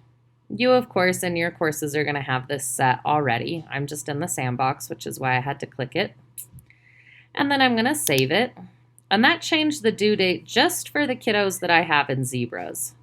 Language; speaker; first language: English; native; English